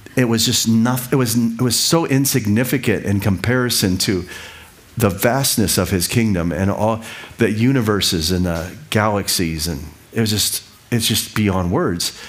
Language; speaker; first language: English; native; English